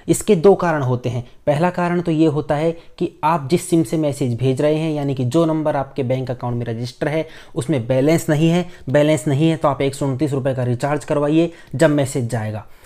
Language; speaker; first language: Hindi; native; Hindi